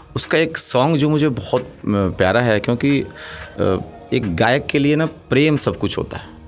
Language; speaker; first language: Hindi; native; Hindi